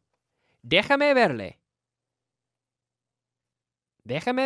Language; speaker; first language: Spanish; non-native, fluent; English